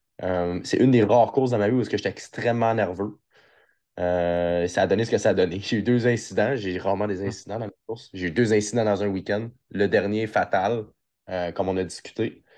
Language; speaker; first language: French; native; French